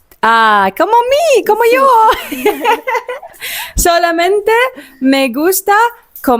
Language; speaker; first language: Spanish; non-native, learner; Arabic